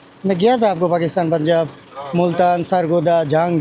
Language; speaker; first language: Hindi; non-native, learner; Bangla